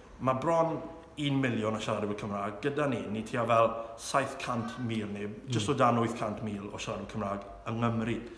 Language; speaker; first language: Welsh; non-native, local second language; English